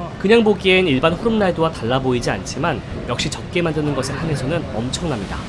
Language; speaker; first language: Korean; native; Korean